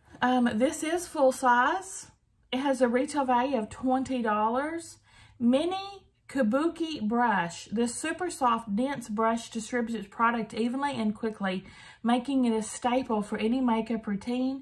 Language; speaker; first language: English; native; English